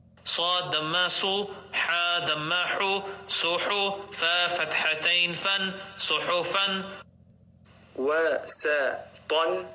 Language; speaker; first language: Arabic; non-native, fluent; Oromo